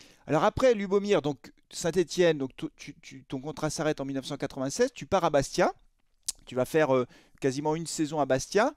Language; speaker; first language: French; native; French